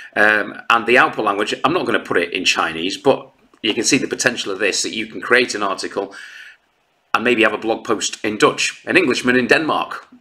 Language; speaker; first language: English; native; English